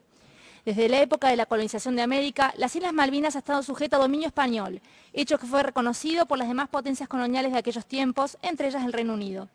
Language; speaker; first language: Spanish; native; Spanish